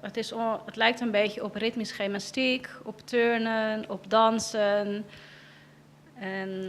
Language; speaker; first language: Dutch; native; Dutch